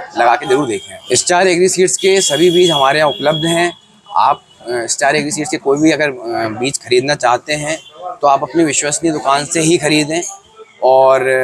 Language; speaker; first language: Hindi; native; Hindi